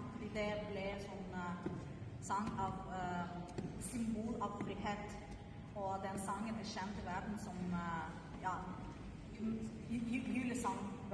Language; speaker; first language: Norwegian; non-native, learner; Ukrainian